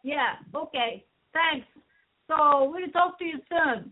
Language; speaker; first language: English; non-native, fluent; Japanese